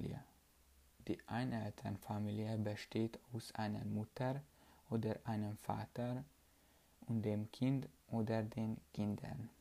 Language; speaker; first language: German; non-native, learner; Hungarian